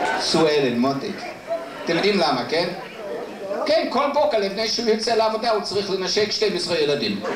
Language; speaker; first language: Hebrew; non-native, fluent; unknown